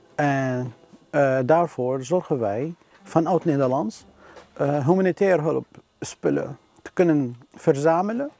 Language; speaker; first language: Dutch; non-native, learner; Arabic